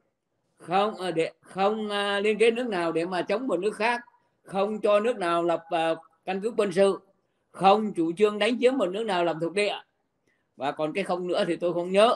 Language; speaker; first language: Vietnamese; native; Vietnamese